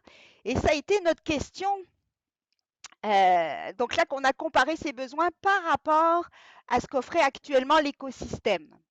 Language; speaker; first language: French; native; French